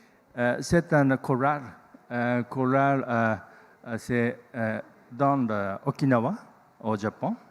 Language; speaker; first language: French; non-native, learner; Japanese